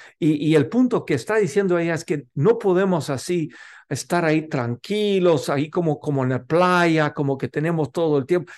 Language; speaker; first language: Spanish; non-native, local second language; English